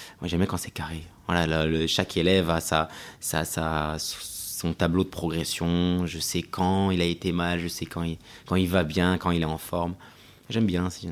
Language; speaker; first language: French; early bilingual, other home language; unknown